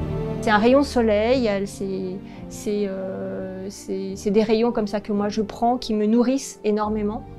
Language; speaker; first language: French; native; French